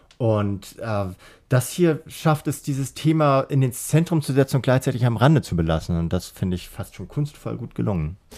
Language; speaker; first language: German; native; German